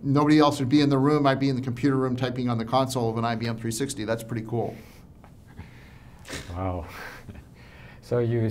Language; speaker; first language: English; native; English